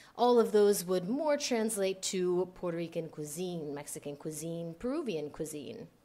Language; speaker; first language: English; native; English